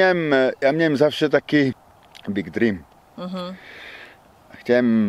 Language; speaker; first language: Polish; non-native, learner; Czech